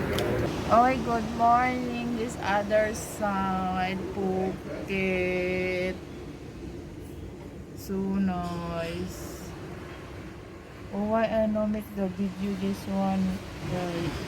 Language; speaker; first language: English; non-native, learner; Filipino